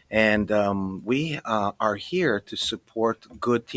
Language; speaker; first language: English; early bilingual, other home language; Romanian